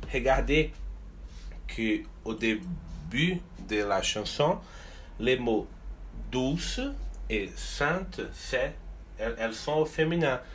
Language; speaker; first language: French; non-native, fluent; Portuguese